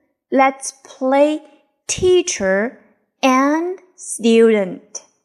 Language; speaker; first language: English; non-native, fluent; Chinese